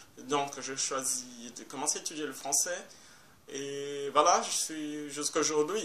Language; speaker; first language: French; non-native, fluent; Portuguese